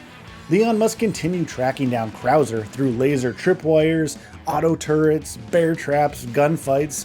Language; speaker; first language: English; native; English